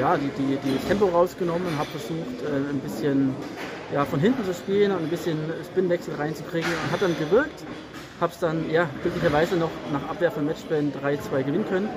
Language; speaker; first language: German; native; German